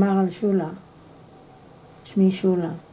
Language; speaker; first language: Hebrew; non-native, fluent; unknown